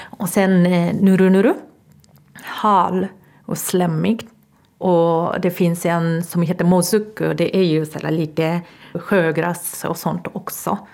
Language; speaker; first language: Swedish; non-native, fluent; Japanese